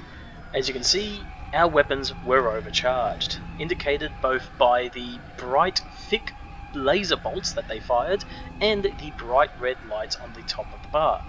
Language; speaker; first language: English; native; English